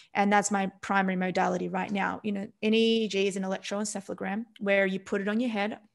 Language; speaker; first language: English; native; English